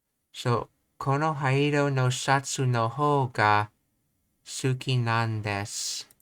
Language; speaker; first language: Japanese; non-native, learner; English